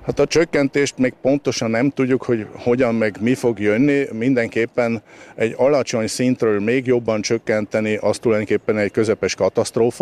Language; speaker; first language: Hungarian; native; Hungarian